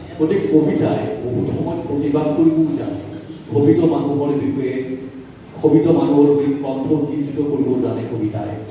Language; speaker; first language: Assamese; native; Assamese